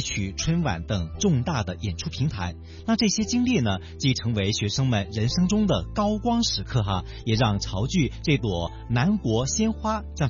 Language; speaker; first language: Chinese; native; Chinese